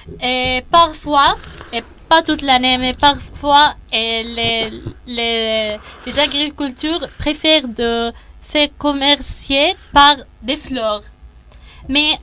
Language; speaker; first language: French; non-native, learner; Arabic